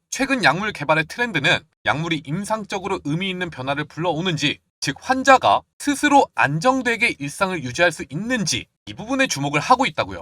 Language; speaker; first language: Korean; native; Korean